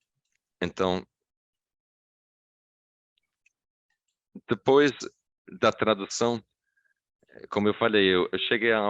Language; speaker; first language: Portuguese; non-native, fluent; English